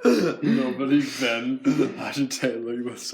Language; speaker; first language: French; non-native, learner; English